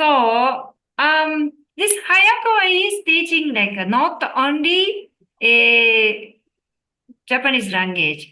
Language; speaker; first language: English; non-native, learner; Japanese